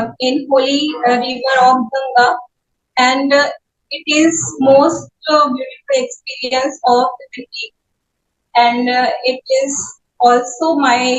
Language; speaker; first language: English; non-native, learner; Hindi